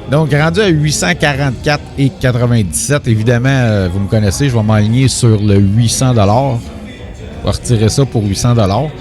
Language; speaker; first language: French; native; French